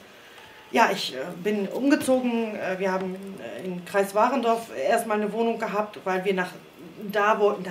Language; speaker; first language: German; early bilingual, other home language; Croatian